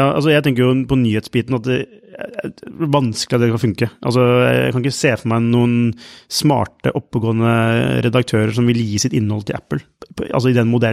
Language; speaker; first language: Norwegian; native; Norwegian